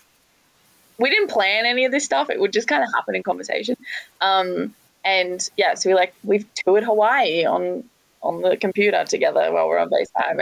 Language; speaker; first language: English; native; English